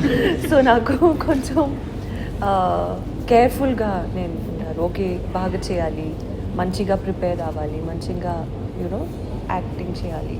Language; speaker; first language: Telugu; non-native, learner; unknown